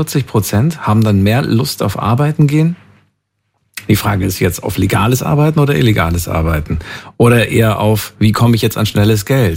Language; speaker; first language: German; native; German